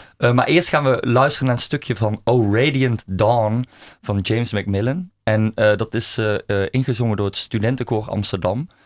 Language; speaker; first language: Dutch; native; Dutch